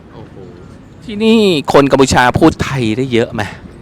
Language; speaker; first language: Thai; native; Thai